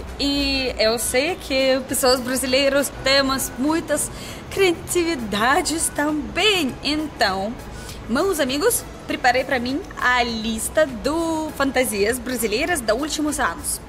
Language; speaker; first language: Portuguese; non-native, learner; Russian